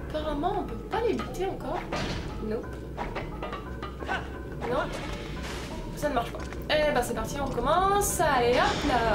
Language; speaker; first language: French; native; French